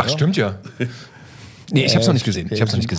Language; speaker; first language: German; native; German